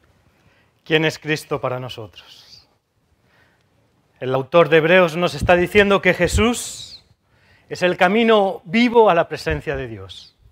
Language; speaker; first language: Spanish; native; Spanish